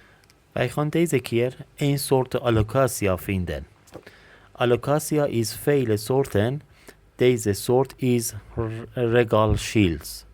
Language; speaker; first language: Dutch; non-native, learner; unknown